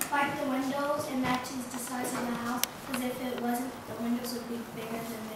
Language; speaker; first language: English; native; English